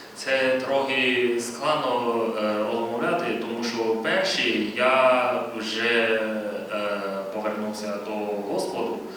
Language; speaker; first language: Ukrainian; non-native, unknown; Chinese